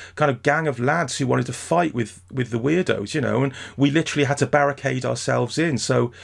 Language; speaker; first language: English; native; English